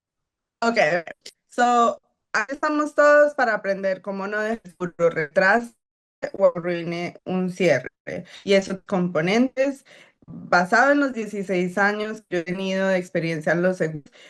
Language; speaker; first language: Spanish; early bilingual, heritage; Spanish